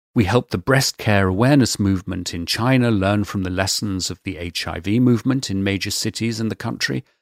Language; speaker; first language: English; native; English